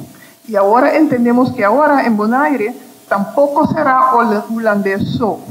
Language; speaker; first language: Spanish; non-native, fluent; Papiamento